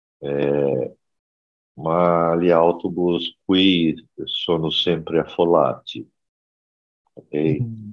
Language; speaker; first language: Italian; non-native, learner; Portuguese